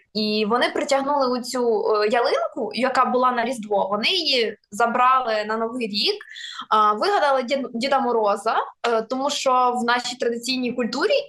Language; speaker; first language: Ukrainian; non-native, local second language; Russian